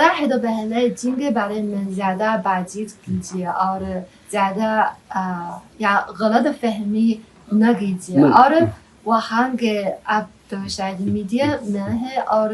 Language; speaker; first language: Hindi; non-native, fluent; Chinese